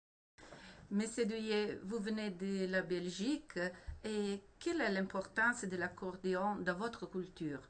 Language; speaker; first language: French; non-native, learner; Italian